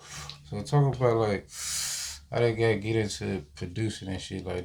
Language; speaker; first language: English; native; English